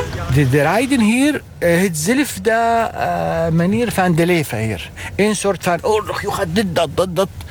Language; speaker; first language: Dutch; non-native, learner; Arabic